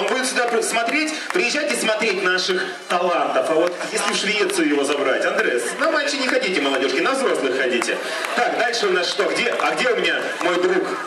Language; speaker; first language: Russian; native; Russian